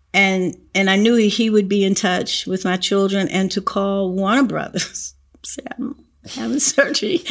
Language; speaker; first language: English; native; English